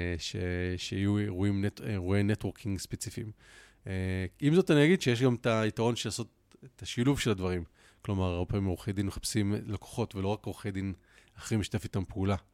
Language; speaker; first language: Hebrew; native; Hebrew